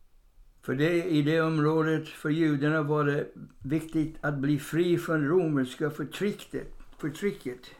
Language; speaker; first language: Swedish; non-native, fluent; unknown